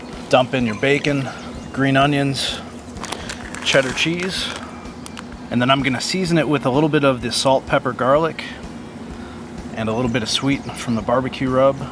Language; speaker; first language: English; native; English